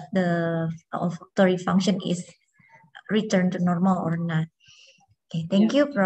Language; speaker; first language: English; non-native, fluent; Indonesian